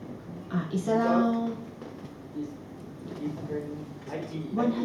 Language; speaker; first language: English; non-native, fluent; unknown